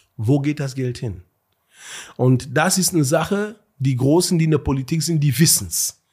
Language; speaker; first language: German; early bilingual, other home language; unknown